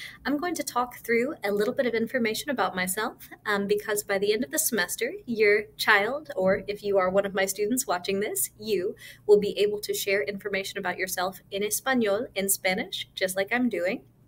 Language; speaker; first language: English; native; English